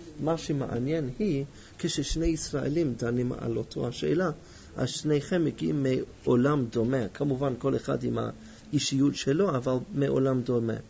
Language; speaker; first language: Hebrew; non-native, fluent; English